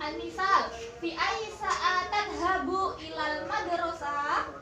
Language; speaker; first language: Arabic; non-native, learner; Indonesian